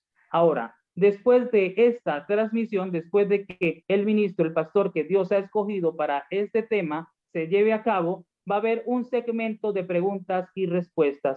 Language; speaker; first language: Spanish; native; Spanish